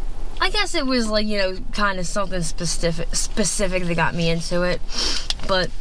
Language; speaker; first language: English; native; English